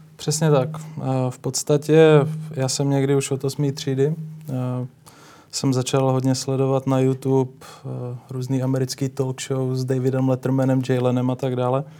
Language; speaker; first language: Czech; native; Czech